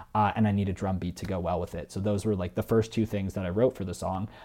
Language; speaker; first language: English; native; English